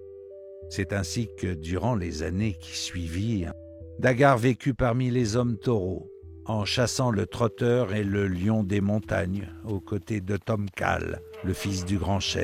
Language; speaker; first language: French; native; French